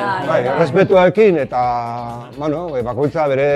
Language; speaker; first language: Basque; non-native, local second language; Spanish